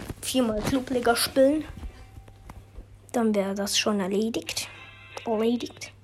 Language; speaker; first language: German; native; German